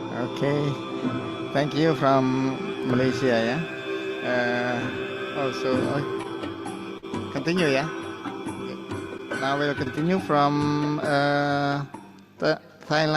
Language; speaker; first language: English; non-native, fluent; Indonesian